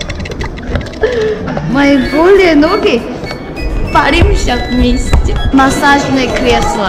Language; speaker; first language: Russian; non-native, learner; Korean